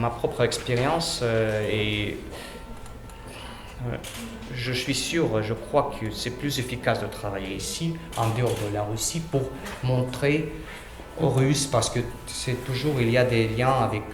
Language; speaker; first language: French; non-native, learner; Russian